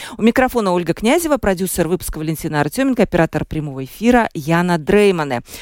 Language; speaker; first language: Russian; native; Russian